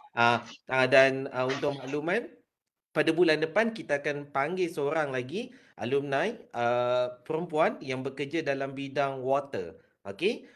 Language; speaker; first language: Malay; native; Malay